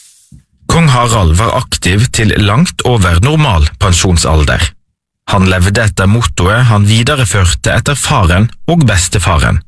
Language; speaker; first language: Norwegian; native; Norwegian